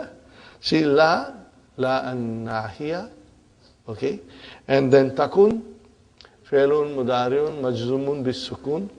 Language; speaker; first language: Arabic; non-native, fluent; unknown